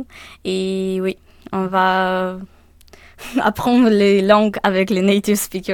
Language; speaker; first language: French; non-native, fluent; Ukrainian